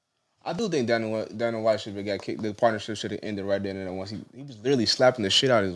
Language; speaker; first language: English; native; English